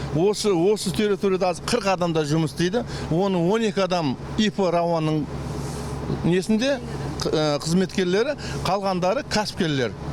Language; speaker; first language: Kazakh; native; Kazakh